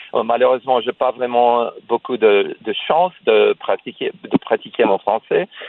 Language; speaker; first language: French; non-native, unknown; Russian